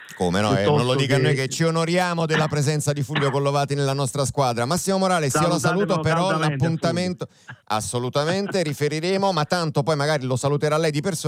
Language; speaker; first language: Italian; native; Italian